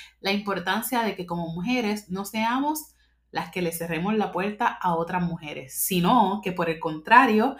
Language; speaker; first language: Spanish; native; Spanish